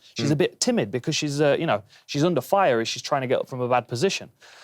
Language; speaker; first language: English; native; English